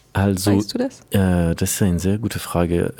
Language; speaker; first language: German; non-native, fluent; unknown